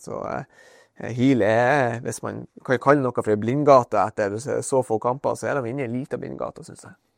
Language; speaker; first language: Norwegian; native; Norwegian